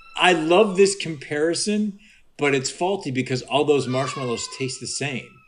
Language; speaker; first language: English; native; English